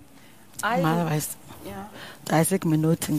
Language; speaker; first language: German; non-native, learner; Akan